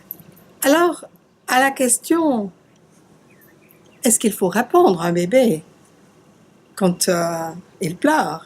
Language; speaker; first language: French; native; French